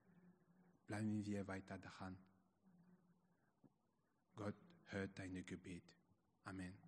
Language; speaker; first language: German; non-native, fluent; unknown